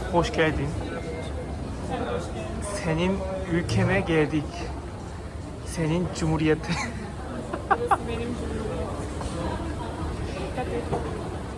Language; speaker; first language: Turkish; non-native, learner; Korean